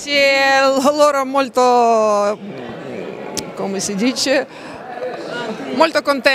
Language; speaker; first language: Italian; non-native, learner; Russian